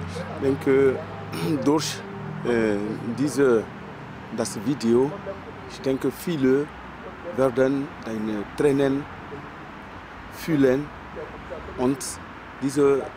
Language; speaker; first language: German; non-native, learner; French